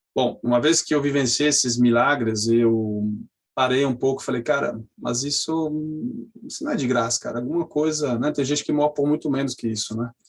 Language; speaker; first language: Portuguese; non-native, fluent; French